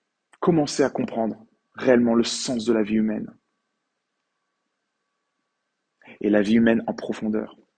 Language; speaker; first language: French; native; French